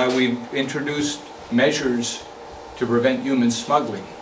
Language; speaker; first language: English; native; English